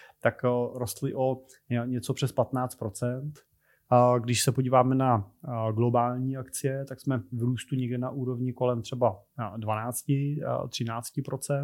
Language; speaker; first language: Czech; native; Czech